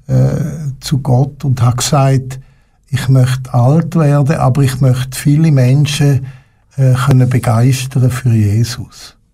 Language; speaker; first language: German; non-native, local second language; French